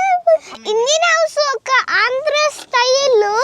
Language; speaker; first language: Telugu; early bilingual, heritage; Telugu